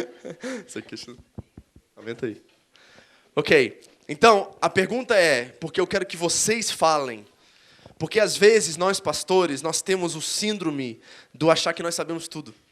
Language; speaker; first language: Portuguese; native; Portuguese